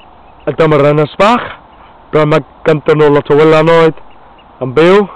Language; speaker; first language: Welsh; non-native, learner; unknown